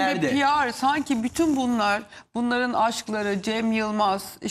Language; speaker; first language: Turkish; native; Turkish